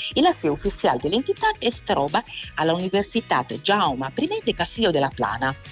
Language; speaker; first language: Catalan; non-native, local second language; Italian